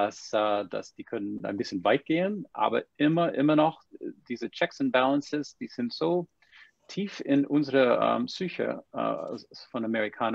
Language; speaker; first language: German; non-native, fluent; English